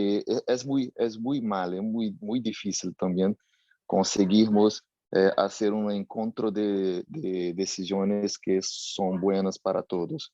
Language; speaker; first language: Spanish; non-native, learner; Portuguese